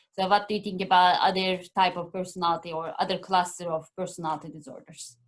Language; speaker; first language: English; non-native, fluent; Turkish